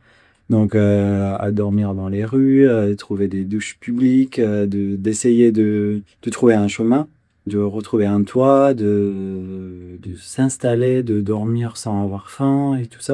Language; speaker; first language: French; non-native, fluent; Kurdish